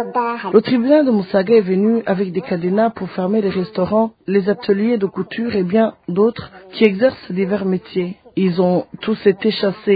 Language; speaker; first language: French; non-native, local second language; Rundi